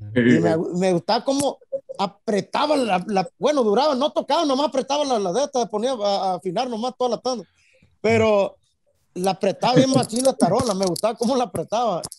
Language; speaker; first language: Spanish; early bilingual, heritage; Spanish